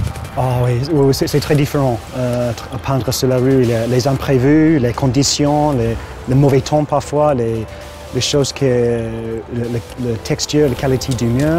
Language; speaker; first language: French; non-native, fluent; English